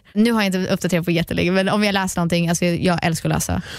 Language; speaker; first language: Swedish; early bilingual, heritage; Swedish